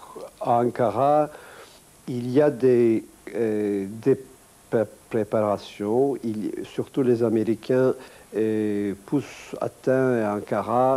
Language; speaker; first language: French; non-native, fluent; Turkish